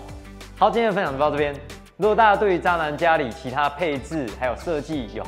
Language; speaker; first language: Chinese; native; Chinese